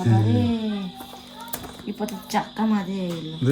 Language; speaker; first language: Malayalam; non-native, learner; Nepali